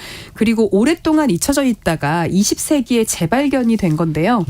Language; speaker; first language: Korean; native; Korean